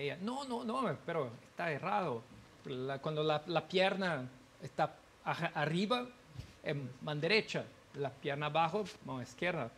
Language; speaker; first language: Spanish; non-native, learner; Portuguese